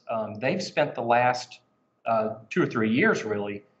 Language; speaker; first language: English; native; English